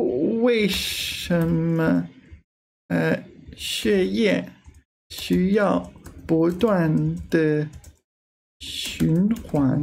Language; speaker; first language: Chinese; non-native, learner; English